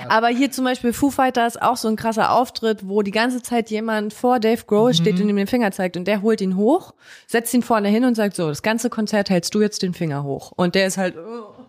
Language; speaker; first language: German; native; German